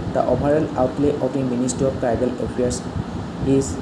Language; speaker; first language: English; non-native, local second language; Assamese